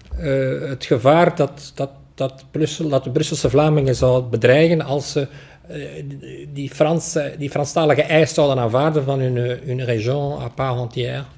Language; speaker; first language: Dutch; native; Dutch